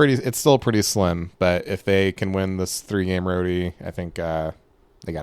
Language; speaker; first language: English; native; English